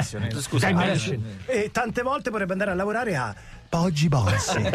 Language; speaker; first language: Italian; native; Italian